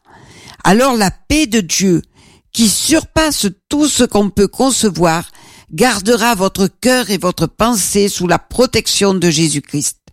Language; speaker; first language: French; native; French